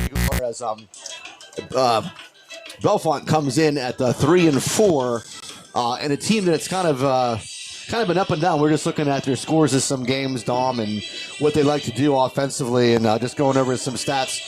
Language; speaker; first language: English; native; English